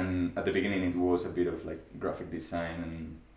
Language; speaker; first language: English; non-native, fluent; Spanish